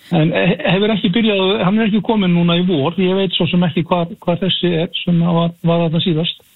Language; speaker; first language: Icelandic; native; Icelandic